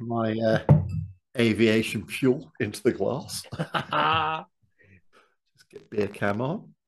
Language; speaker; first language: English; native; English